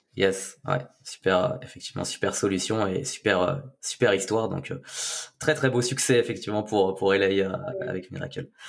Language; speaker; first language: French; native; French